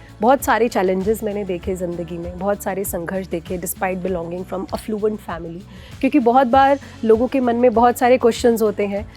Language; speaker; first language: Hindi; native; Hindi